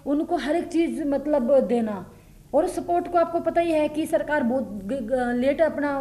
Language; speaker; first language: Hindi; native; Hindi